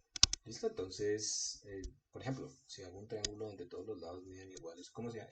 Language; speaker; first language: Spanish; native; Spanish